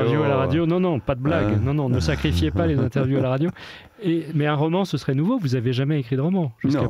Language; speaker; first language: French; native; French